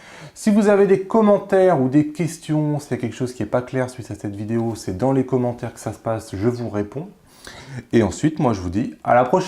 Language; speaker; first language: French; native; French